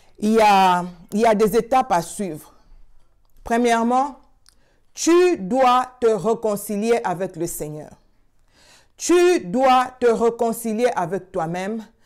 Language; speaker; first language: French; non-native, local second language; Swahili